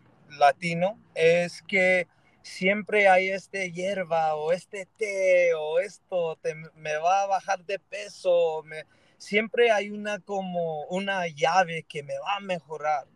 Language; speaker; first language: Spanish; early bilingual, heritage; Spanish